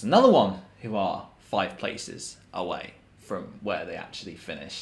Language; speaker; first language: English; native; English